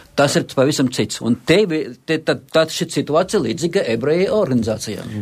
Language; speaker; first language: Latvian; non-native, local second language; Russian